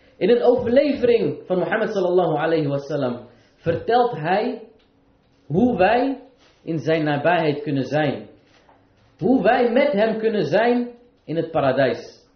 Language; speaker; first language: Dutch; early bilingual, other home language; Arabic